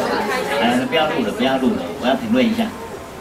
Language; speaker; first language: Chinese; native; Chinese